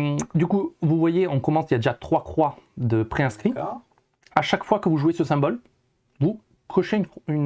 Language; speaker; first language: French; native; French